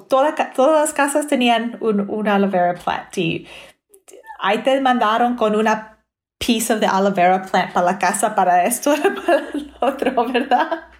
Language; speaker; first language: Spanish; early bilingual, heritage; Spanish